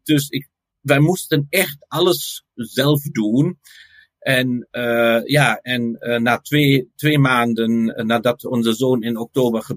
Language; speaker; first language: Dutch; non-native, fluent; German